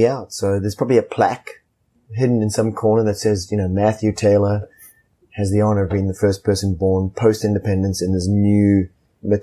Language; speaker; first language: English; native; English